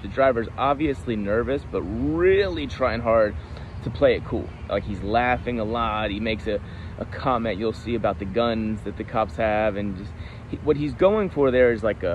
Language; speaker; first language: English; native; English